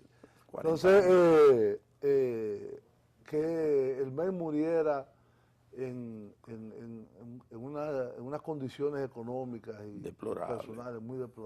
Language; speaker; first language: Spanish; native; Spanish